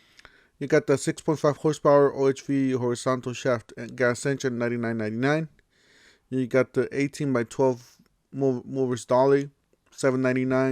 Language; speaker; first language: English; native; English